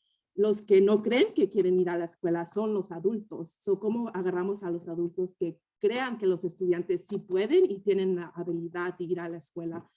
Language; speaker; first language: Spanish; early bilingual, heritage; Spanish